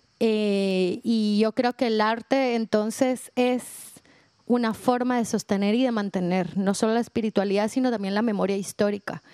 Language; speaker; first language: Spanish; native; Spanish